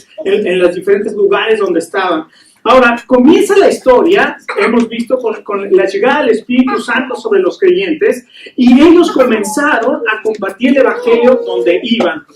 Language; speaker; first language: Spanish; native; Spanish